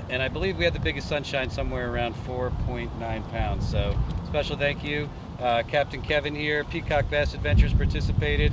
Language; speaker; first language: English; native; English